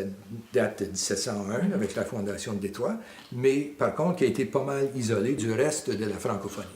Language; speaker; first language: French; native; French